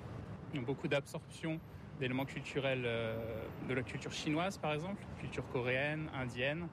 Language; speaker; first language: French; native; French